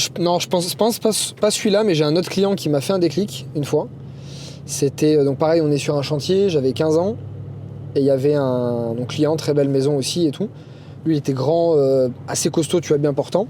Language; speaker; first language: French; native; French